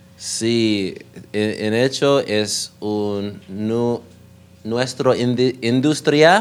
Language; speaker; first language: Spanish; non-native, learner; English